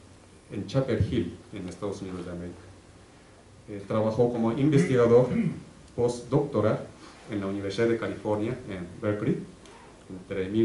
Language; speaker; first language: Spanish; native; Spanish